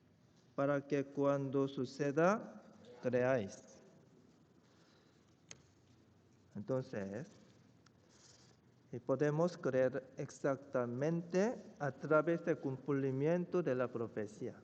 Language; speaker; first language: Spanish; non-native, fluent; Korean